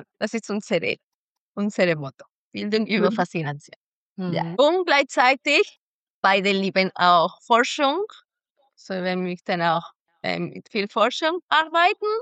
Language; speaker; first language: German; non-native, fluent; Spanish